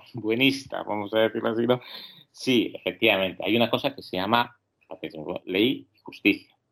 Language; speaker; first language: Spanish; native; Spanish